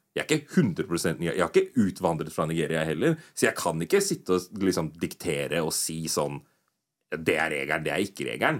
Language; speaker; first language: Norwegian; early bilingual, other home language; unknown